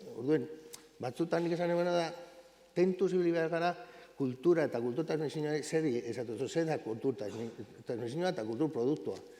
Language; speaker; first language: Basque; native; Basque